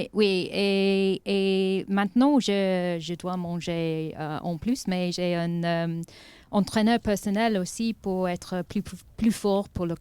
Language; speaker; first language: French; non-native, learner; English